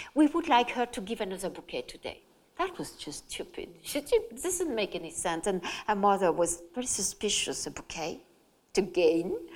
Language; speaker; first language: English; non-native, fluent; French